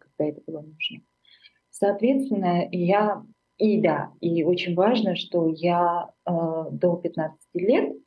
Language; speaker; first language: Russian; non-native, local second language; Armenian